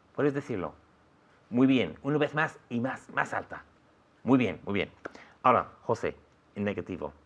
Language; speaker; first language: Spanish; non-native, fluent; English